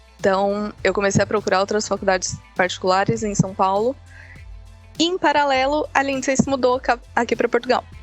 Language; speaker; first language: Portuguese; native; Portuguese